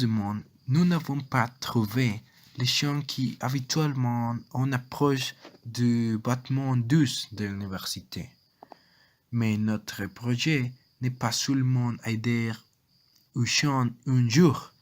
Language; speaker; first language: French; non-native, learner; Spanish